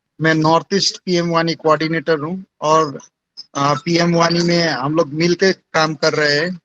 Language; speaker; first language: Hindi; non-native, local second language; Nepali